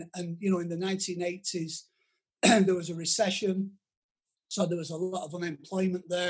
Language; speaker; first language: English; native; English